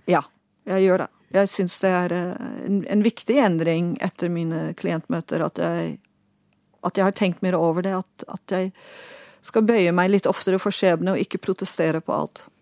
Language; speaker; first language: Norwegian; non-native, fluent; Dutch